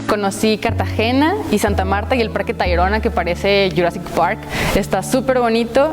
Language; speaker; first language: Spanish; native; Spanish